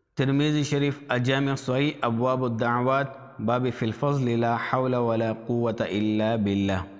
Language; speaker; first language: Urdu; native; Urdu